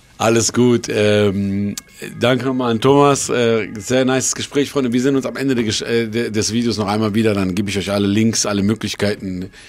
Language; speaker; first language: German; early bilingual, other home language; Persian